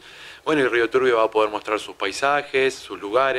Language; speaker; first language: Spanish; native; Spanish